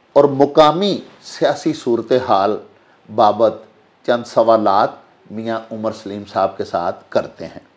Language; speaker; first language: Urdu; non-native, local second language; Punjabi